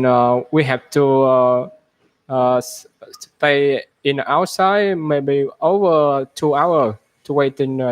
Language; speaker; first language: English; non-native, learner; Vietnamese